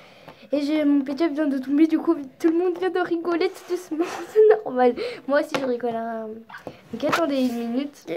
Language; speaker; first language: French; native; French